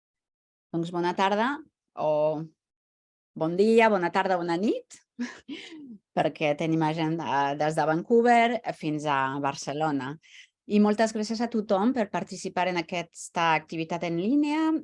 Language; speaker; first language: Catalan; non-native, fluent; French